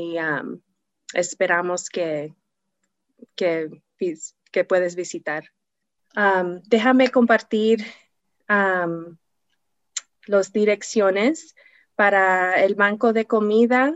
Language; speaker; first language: Spanish; non-native, learner; English